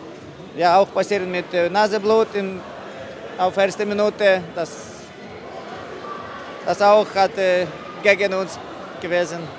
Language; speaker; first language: German; non-native, learner; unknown